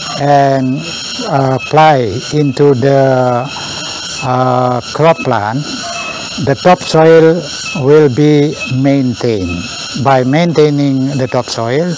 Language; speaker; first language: English; non-native, learner; Indonesian